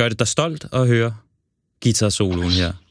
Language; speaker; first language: Danish; native; Danish